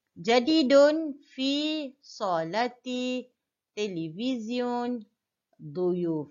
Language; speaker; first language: Arabic; non-native, fluent; Malay